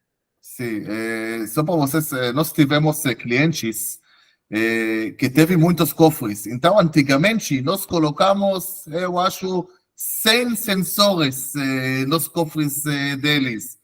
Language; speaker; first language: Portuguese; non-native, fluent; Hebrew